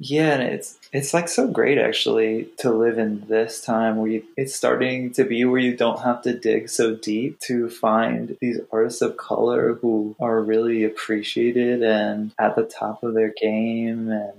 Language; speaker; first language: English; native; English